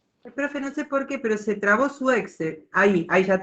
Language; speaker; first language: Spanish; native; Spanish